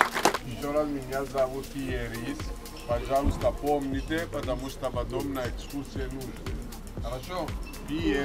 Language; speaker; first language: Russian; non-native, learner; Greek